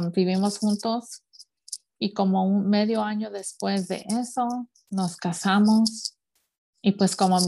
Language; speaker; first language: Spanish; early bilingual, heritage; Spanish